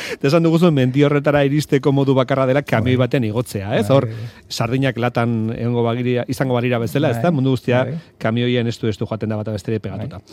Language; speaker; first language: Basque; native; Basque